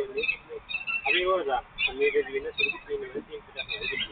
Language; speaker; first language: Hindi; native; Hindi